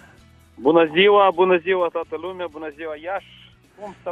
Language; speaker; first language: Romanian; non-native, local second language; Russian